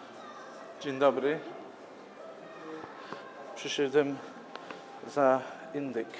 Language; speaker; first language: Polish; non-native, learner; English